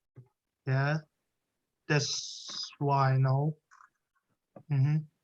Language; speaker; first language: English; non-native, learner; Chinese